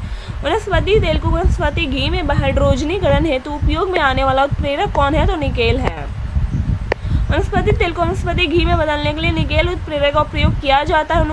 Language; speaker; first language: Hindi; native; Hindi